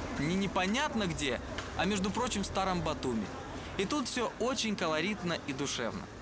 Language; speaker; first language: Russian; native; Russian